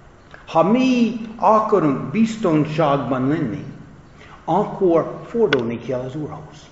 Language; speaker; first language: Hungarian; non-native, fluent; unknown